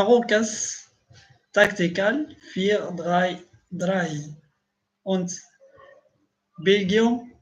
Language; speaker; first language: German; non-native, learner; Arabic